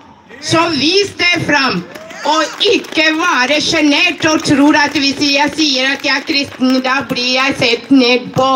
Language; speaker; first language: Norwegian; non-native, fluent; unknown